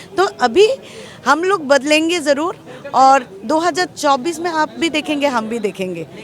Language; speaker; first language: Hindi; non-native, local second language; Bangla